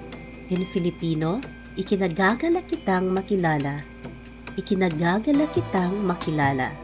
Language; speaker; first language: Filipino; non-native, local second language; Cebuano